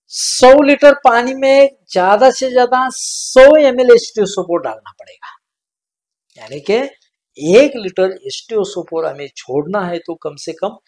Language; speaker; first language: Hindi; non-native, local second language; Marathi